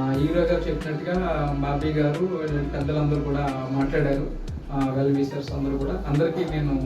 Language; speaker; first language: Telugu; native; Telugu